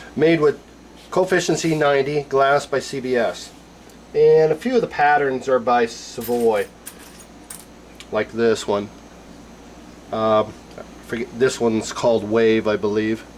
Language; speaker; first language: English; native; English